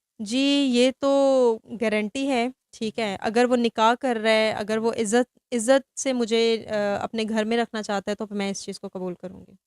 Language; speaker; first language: Urdu; non-native, local second language; Sindhi